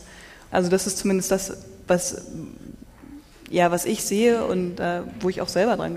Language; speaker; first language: German; native; German